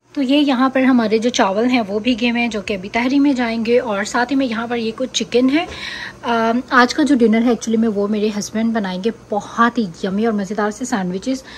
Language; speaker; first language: Urdu; native; Urdu